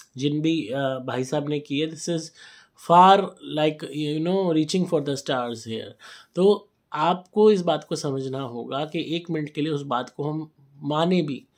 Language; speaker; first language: Hindi; native; Hindi